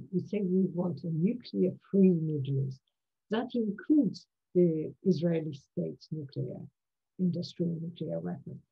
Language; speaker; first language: English; non-native, fluent; Persian